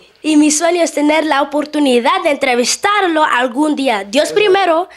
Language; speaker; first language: Spanish; early bilingual, heritage; Spanish